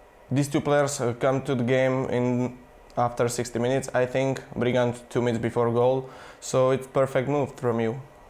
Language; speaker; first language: English; non-native, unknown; Slovak